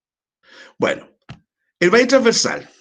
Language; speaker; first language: Spanish; native; Spanish